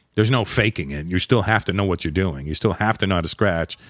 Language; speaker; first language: English; native; English